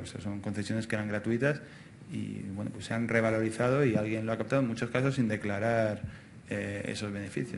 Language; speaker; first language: Spanish; native; Spanish